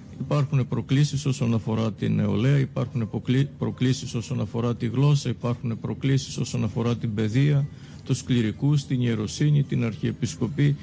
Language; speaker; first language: Greek; native; Greek